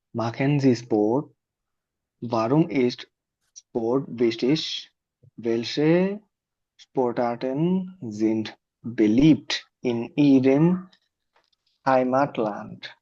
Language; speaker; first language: German; non-native, learner; Bangla